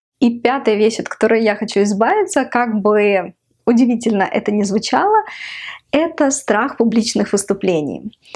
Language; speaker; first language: Russian; non-native, local second language; Ukrainian